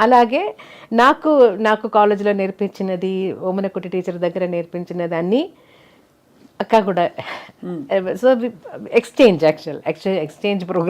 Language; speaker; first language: Telugu; non-native, fluent; Malayalam